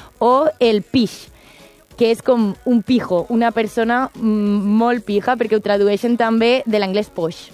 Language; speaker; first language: Catalan; native; Catalan